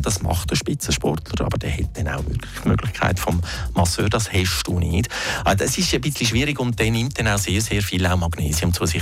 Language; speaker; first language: German; native; German